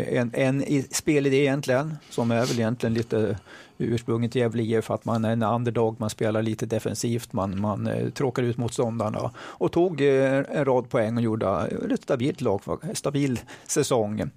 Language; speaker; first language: Swedish; native; Swedish